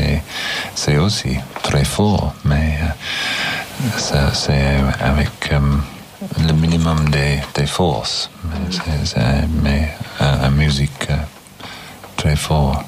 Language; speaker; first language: French; non-native, learner; English